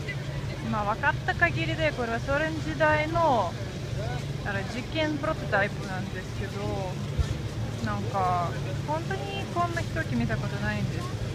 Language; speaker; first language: Japanese; non-native, fluent; Russian